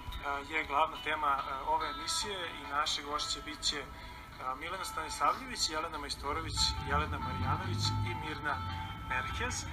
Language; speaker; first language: Serbian; native; Serbian